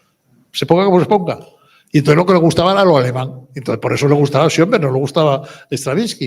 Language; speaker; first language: Spanish; native; Spanish